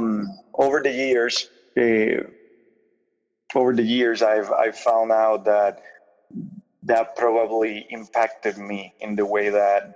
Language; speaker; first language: English; non-native, fluent; Spanish